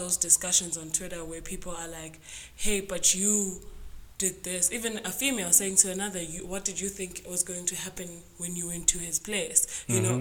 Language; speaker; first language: English; non-native, local second language; Zulu